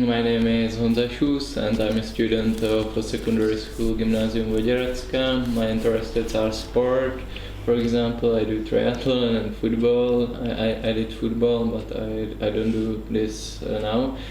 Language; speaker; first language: English; non-native, learner; Czech